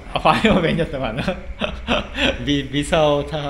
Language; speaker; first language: Vietnamese; non-native, fluent; Japanese